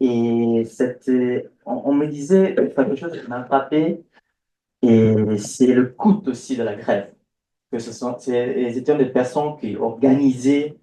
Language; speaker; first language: French; non-native, fluent; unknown